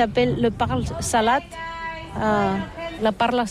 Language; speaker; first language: French; non-native, learner; Catalan